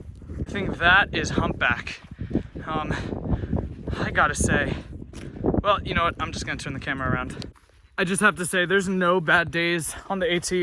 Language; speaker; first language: English; native; English